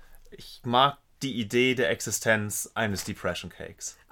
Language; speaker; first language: German; native; German